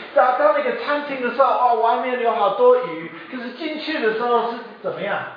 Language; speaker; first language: Chinese; non-native, fluent; English